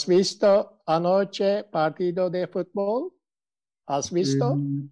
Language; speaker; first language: Spanish; non-native, learner; Turkish